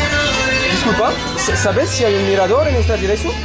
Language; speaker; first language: Spanish; non-native, learner; French